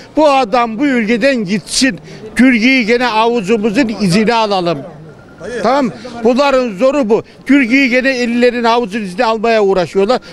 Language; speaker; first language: Turkish; native; Turkish